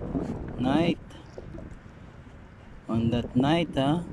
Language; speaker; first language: English; non-native, local second language; Filipino